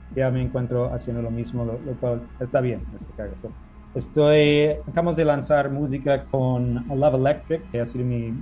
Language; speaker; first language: Spanish; non-native, fluent; English